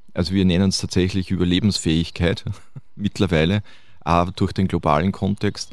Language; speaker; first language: German; native; German